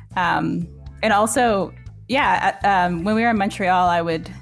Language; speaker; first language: English; native; English